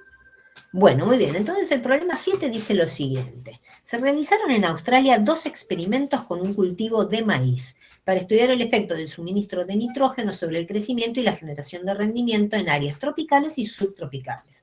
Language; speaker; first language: Spanish; native; Spanish